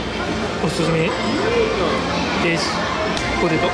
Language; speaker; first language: Japanese; native; Japanese